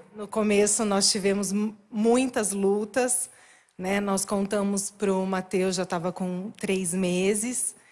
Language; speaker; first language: Portuguese; native; Portuguese